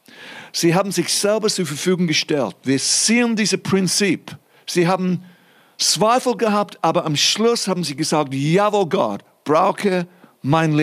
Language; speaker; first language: German; non-native, fluent; English